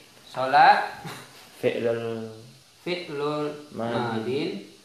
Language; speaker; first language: Arabic; non-native, learner; Indonesian